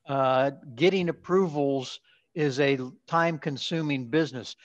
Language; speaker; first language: English; native; English